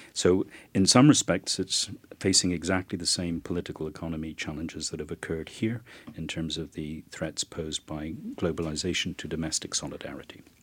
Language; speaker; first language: English; native; English